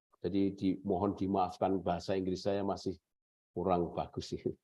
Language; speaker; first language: Indonesian; native; Indonesian